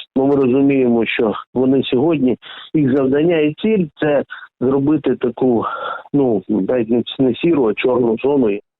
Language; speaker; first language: Ukrainian; native; Ukrainian